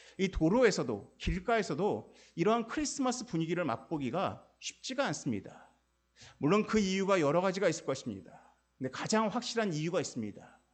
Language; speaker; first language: Korean; native; Korean